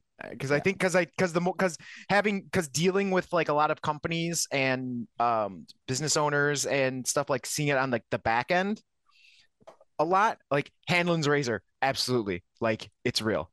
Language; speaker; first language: English; native; English